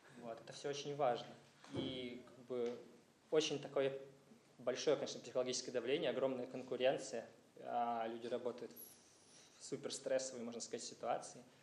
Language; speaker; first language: Russian; native; Russian